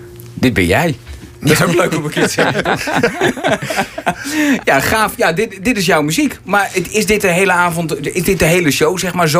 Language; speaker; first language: Dutch; native; Dutch